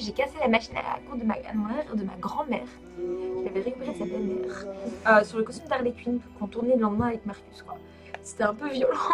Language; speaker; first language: French; native; French